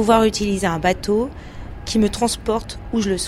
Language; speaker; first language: French; native; French